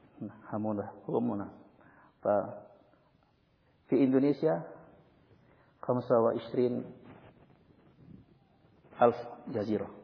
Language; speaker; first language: Arabic; non-native, learner; Indonesian